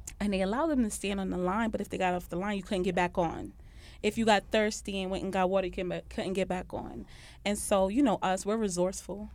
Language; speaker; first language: English; native; English